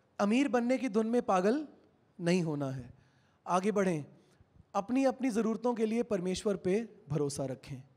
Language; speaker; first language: Hindi; native; Hindi